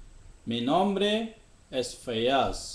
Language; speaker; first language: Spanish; non-native, learner; Urdu